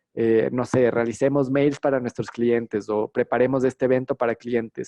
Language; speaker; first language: Spanish; native; Spanish